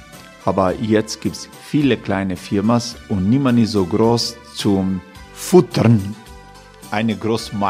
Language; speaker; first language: German; non-native, learner; Croatian